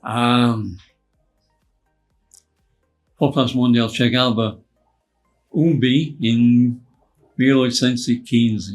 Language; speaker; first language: Portuguese; non-native, fluent; English